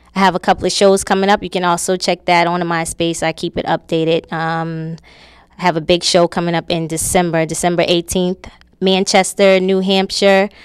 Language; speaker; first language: English; native; English